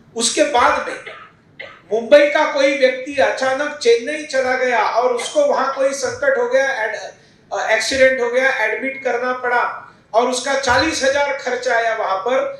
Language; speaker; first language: Hindi; non-native, local second language; Marathi